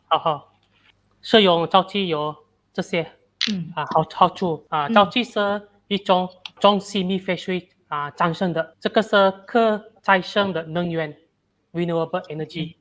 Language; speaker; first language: Chinese; non-native, local second language; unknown